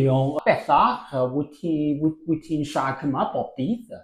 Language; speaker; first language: Welsh; non-native, learner; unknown